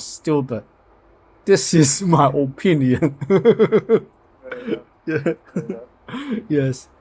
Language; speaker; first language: English; non-native, learner; Cantonese